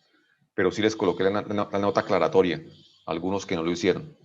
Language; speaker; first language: Spanish; native; Spanish